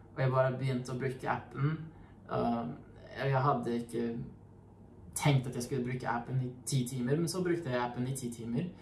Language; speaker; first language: Norwegian; non-native, fluent; English